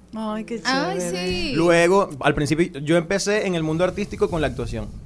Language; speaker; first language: Spanish; native; Spanish